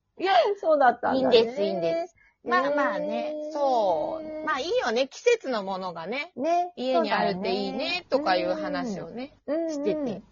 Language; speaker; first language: Japanese; native; Japanese